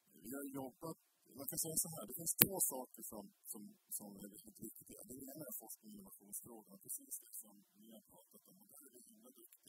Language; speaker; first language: Swedish; native; Swedish